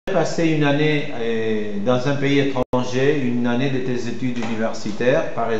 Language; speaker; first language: French; non-native, fluent; Spanish